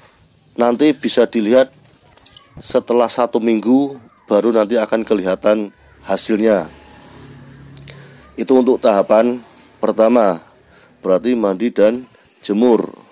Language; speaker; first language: Indonesian; native; Indonesian